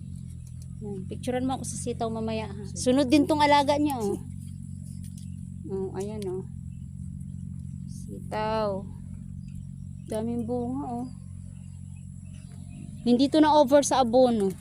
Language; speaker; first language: Filipino; non-native, local second language; Cebuano